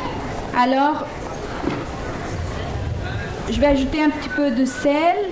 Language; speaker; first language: French; non-native, fluent; Spanish